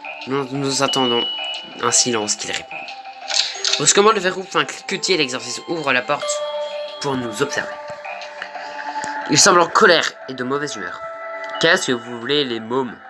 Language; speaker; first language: French; native; French